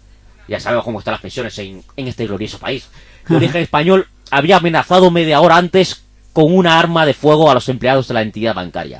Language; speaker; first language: Spanish; native; Spanish